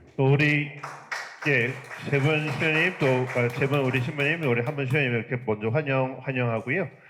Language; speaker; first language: Korean; native; Korean